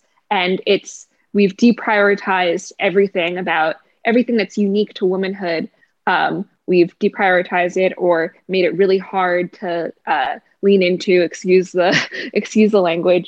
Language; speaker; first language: English; native; English